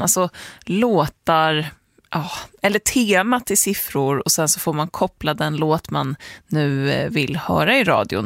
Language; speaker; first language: Swedish; native; Swedish